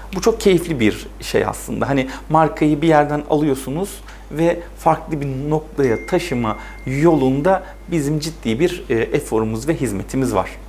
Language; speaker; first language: Turkish; native; Turkish